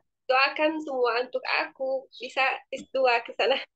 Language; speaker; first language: Indonesian; non-native, fluent; Arabic